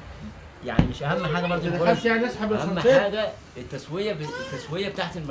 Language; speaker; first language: Arabic; native; Arabic